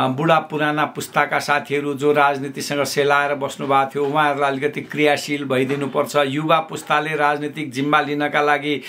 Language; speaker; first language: Nepali; native; Nepali